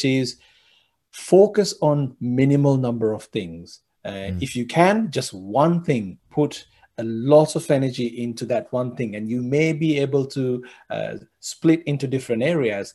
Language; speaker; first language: English; non-native, local second language; Sinhala